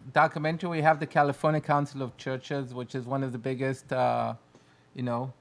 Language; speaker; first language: English; non-native, fluent; Hebrew